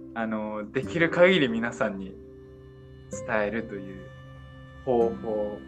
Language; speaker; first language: Japanese; native; Japanese